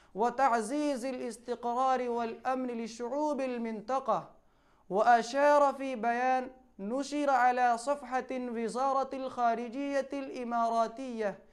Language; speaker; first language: Arabic; non-native, fluent; Urdu